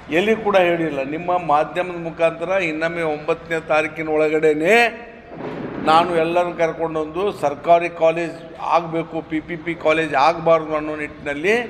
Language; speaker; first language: Kannada; native; Kannada